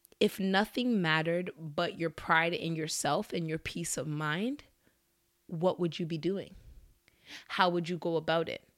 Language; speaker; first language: English; early bilingual, other home language; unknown